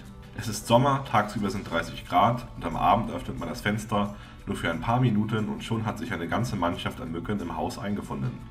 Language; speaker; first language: German; native; German